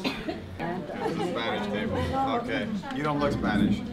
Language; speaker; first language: English; native; English